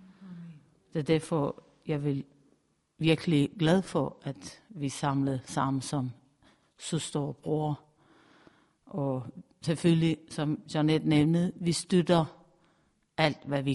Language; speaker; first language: Danish; non-native, fluent; Persian